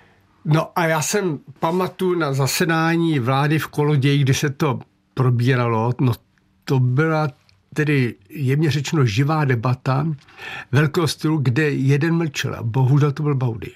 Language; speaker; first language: Czech; native; Czech